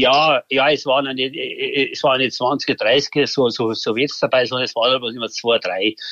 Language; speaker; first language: German; native; German